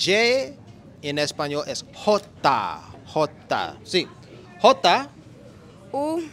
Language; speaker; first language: Spanish; non-native, learner; English